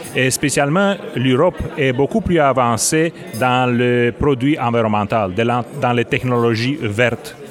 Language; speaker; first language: French; non-native, fluent; Romanian